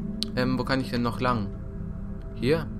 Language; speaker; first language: German; native; German